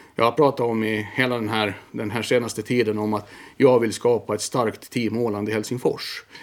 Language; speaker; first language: Swedish; native; Swedish